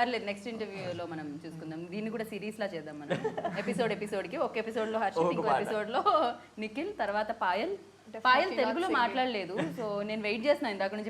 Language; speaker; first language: Telugu; native; Telugu